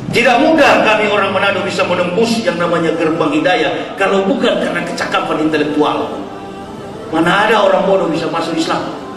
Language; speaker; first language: Indonesian; native; Indonesian